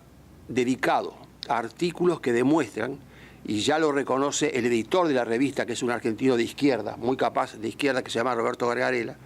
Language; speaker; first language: Spanish; native; Spanish